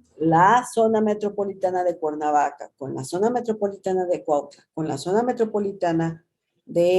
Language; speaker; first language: Spanish; native; Spanish